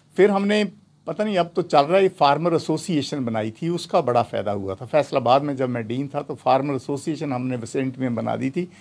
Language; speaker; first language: Urdu; non-native, local second language; Punjabi